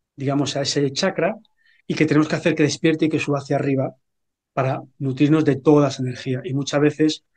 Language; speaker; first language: Spanish; native; Spanish